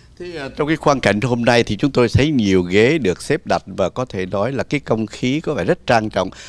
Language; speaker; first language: Vietnamese; native; Vietnamese